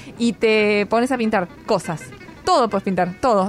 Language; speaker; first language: Spanish; native; Spanish